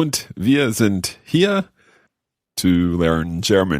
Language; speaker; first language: German; non-native, learner; English